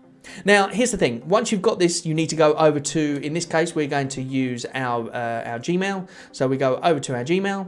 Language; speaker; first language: English; native; English